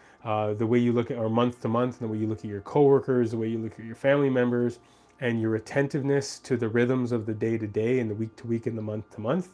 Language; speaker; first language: English; native; English